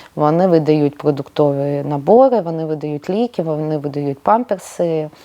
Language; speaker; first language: Ukrainian; non-native, local second language; Russian